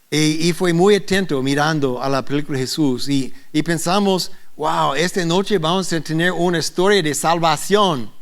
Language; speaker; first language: Spanish; non-native, learner; English